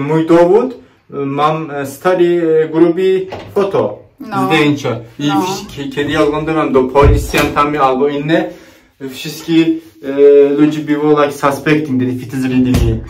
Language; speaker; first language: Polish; non-native, learner; Turkish